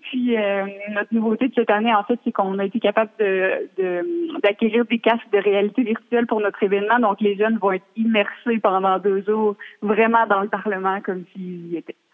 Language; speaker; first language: French; native; French